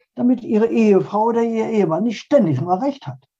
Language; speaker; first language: German; early bilingual, other home language; Polish